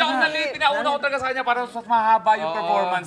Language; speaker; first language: Filipino; native; Filipino